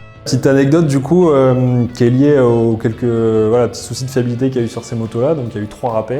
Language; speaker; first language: French; native; French